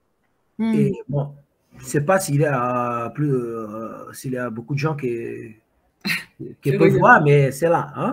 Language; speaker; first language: French; non-native, fluent; Portuguese